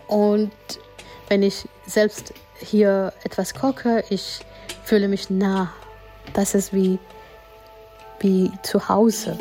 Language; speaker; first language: German; non-native, fluent; Gujarati